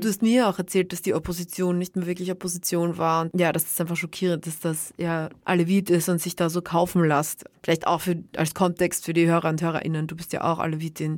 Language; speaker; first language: German; native; German